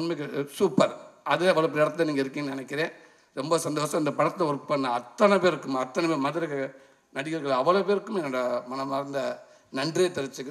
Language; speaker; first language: Tamil; native; Tamil